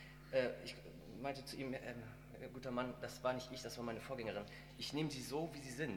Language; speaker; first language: German; native; German